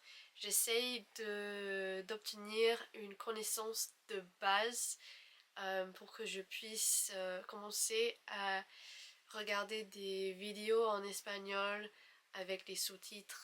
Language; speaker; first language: French; non-native, fluent; English